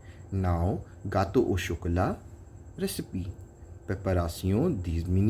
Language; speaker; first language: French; non-native, fluent; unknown